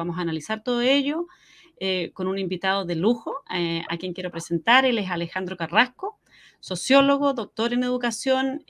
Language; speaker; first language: Spanish; native; Spanish